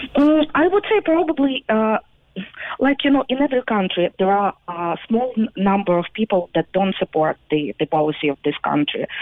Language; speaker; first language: English; non-native, fluent; Ukrainian